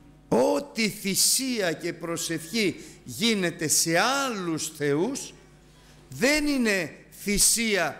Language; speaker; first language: Greek; native; Greek